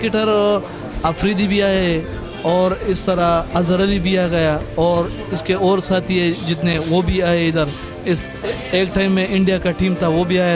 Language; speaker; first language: Hindi; non-native, local second language; Pashto